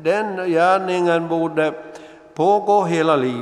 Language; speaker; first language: Swedish; non-native, local second language; Finnish